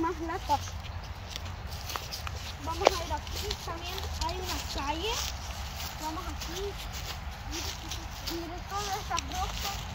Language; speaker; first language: Spanish; early bilingual, heritage; Spanish